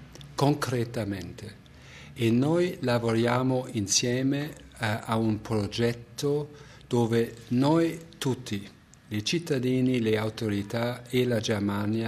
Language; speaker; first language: Italian; non-native, fluent; German